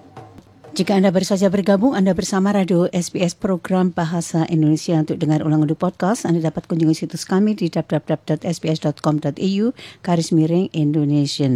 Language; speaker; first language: Indonesian; native; Indonesian